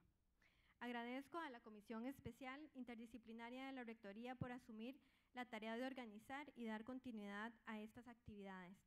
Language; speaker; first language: Spanish; native; Spanish